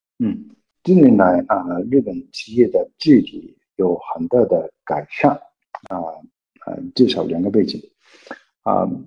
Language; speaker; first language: Chinese; non-native, fluent; Japanese